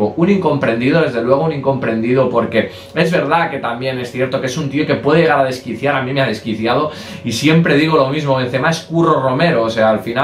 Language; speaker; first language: Spanish; native; Spanish